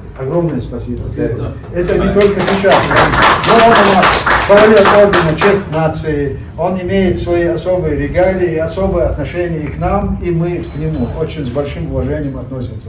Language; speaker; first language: Russian; non-native, local second language; Chechen